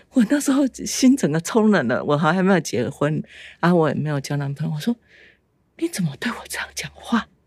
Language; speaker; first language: Chinese; native; Chinese